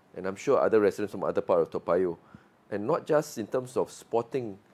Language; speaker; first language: English; non-native, local second language; Malay